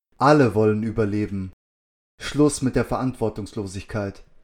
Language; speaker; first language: German; native; German